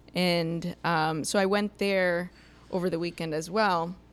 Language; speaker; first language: English; native; English